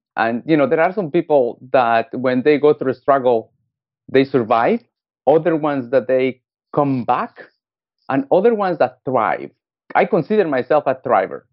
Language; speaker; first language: English; non-native, fluent; Spanish